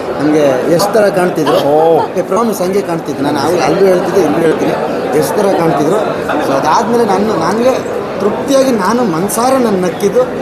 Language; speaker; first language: Kannada; non-native, local second language; Tulu